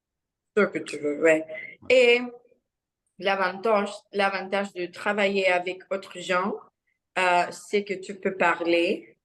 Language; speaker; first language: French; non-native, learner; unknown